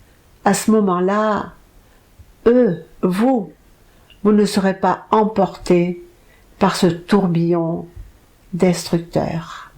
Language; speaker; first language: French; native; French